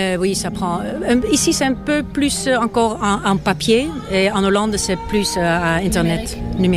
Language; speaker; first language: French; non-native, fluent; Dutch